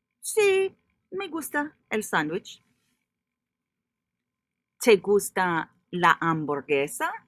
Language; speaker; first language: Spanish; non-native, fluent; English